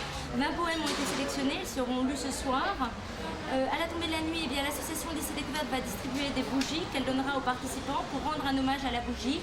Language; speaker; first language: French; native; French